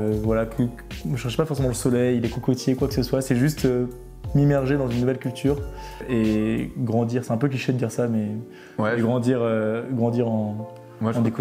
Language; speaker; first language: French; native; French